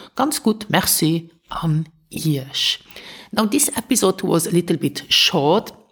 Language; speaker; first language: English; non-native, fluent; Luxembourgish